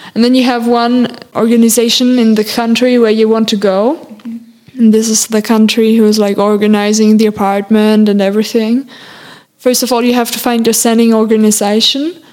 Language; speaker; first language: English; non-native, fluent; German